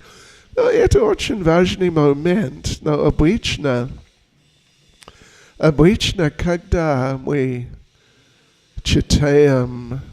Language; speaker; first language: Russian; non-native, learner; English